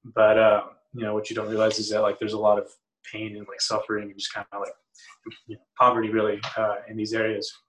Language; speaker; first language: English; early bilingual, other home language; Spanish